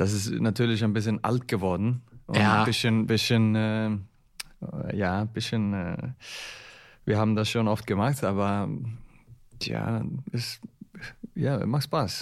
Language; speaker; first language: German; non-native, learner; Icelandic